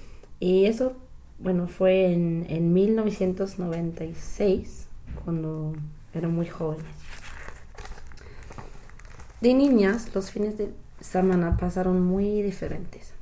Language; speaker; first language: Spanish; non-native, learner; English